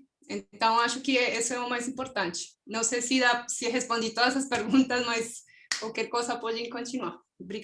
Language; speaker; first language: Portuguese; non-native, fluent; Spanish